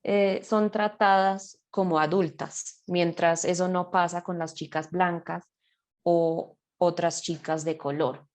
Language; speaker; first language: Spanish; non-native, fluent; English